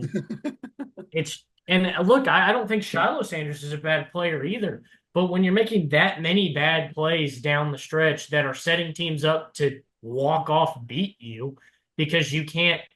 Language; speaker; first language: English; native; English